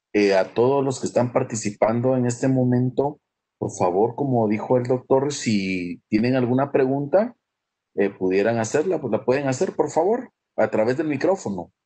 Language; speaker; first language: Spanish; native; Spanish